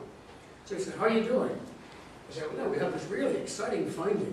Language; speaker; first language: English; native; English